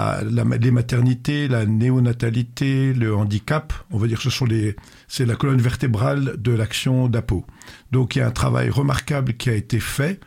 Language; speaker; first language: French; native; French